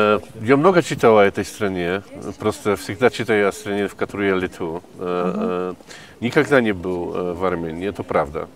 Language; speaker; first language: Russian; non-native, fluent; Polish